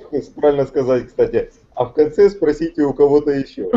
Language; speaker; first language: Russian; native; Russian